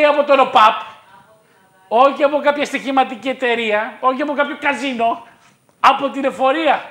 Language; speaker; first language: Greek; native; Greek